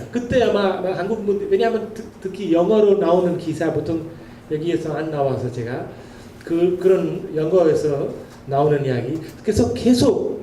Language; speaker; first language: Korean; non-native, learner; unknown